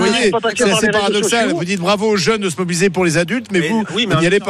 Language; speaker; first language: French; native; French